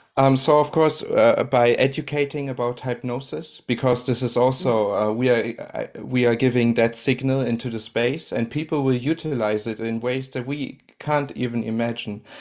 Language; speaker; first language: English; non-native, fluent; German